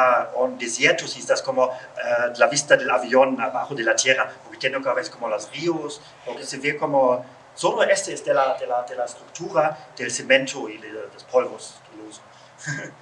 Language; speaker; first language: Spanish; non-native, learner; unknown